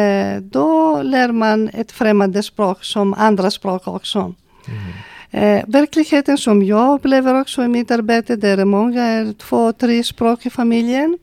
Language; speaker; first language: Swedish; non-native, fluent; Greek